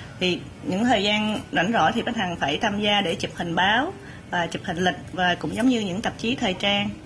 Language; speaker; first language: Vietnamese; native; Vietnamese